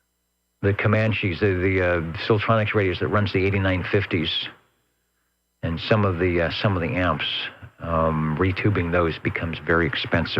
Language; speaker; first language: English; native; English